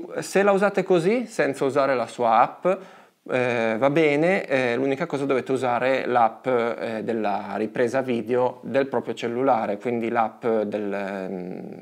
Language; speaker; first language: Italian; native; Italian